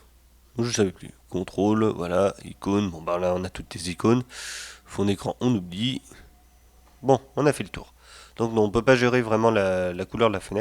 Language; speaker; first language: French; native; French